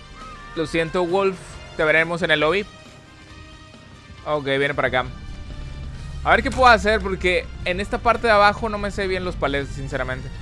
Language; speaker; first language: Spanish; native; Spanish